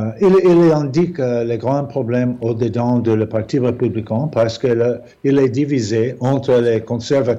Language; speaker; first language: French; non-native, fluent; English